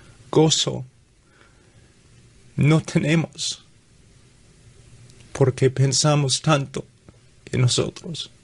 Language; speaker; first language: Spanish; non-native, fluent; English